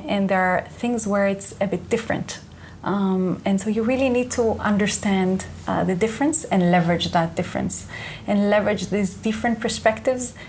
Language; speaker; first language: English; non-native, fluent; Hebrew